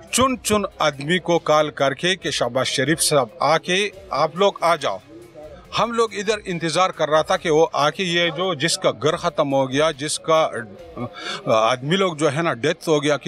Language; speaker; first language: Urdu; non-native, local second language; Pashto